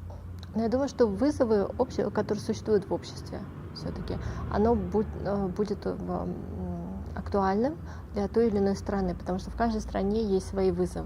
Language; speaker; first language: Russian; non-native, local second language; Tajik